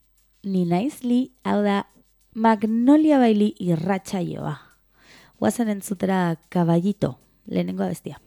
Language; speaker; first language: Basque; non-native, local second language; Spanish